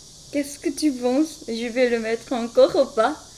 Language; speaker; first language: French; non-native, fluent; Korean